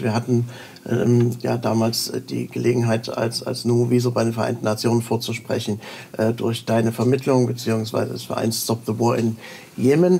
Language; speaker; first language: German; native; German